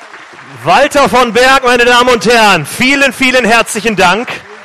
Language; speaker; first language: German; native; German